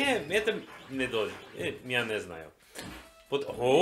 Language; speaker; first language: Russian; non-native, learner; English